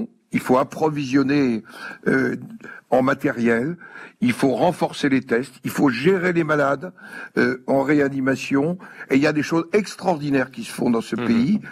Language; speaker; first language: French; native; French